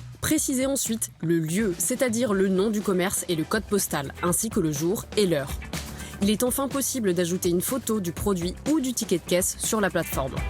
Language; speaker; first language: French; native; French